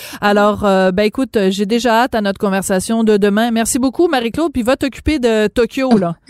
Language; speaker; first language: French; native; French